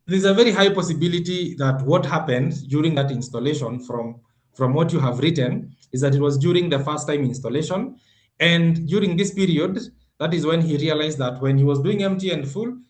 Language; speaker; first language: English; non-native, local second language; Swahili